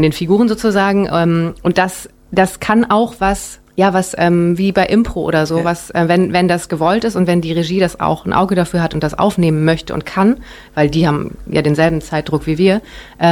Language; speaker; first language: German; early bilingual, other home language; Japanese